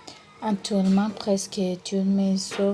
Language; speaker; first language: French; non-native, learner; Spanish